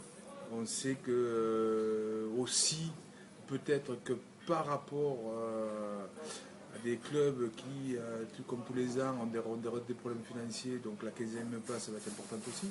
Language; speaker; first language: French; native; French